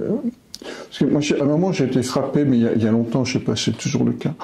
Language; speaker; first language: French; native; French